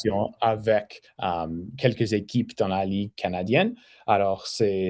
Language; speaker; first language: French; non-native, fluent; English